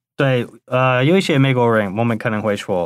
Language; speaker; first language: Chinese; non-native, fluent; English